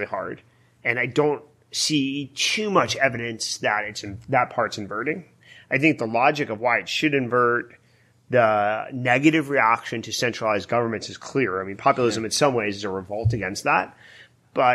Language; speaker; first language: English; native; English